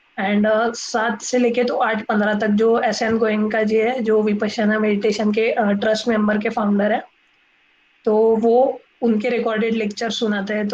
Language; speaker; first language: Hindi; non-native, local second language; Marathi